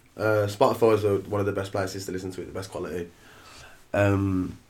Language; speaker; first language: English; native; English